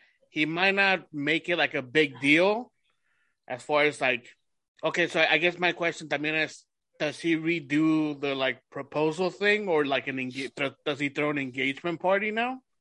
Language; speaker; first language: English; early bilingual, other home language; Spanish